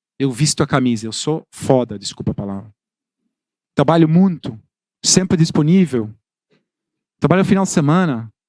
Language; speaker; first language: Portuguese; non-native, fluent; Dutch